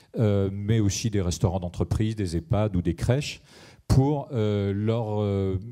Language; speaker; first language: French; native; French